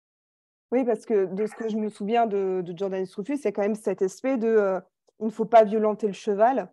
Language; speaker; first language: French; native; French